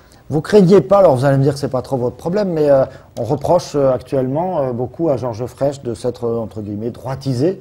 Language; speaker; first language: French; native; French